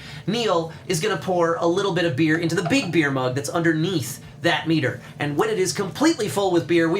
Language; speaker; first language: English; native; English